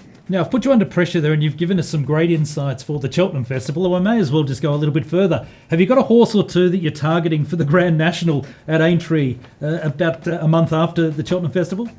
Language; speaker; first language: English; native; English